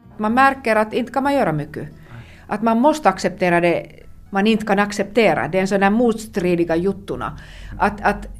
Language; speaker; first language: Swedish; non-native, local second language; Finnish